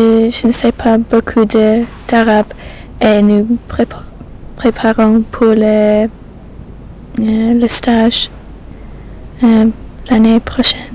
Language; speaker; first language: French; non-native, learner; English